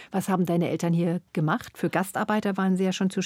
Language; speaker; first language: German; native; German